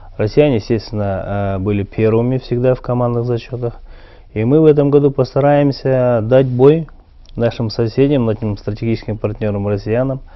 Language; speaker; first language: Russian; non-native, local second language; Kyrgyz